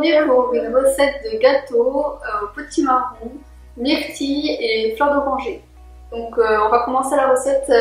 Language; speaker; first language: French; native; French